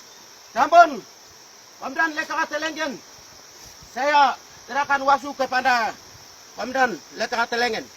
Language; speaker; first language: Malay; non-native, local second language; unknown